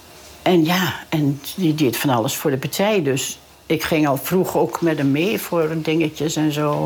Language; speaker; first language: Dutch; native; Dutch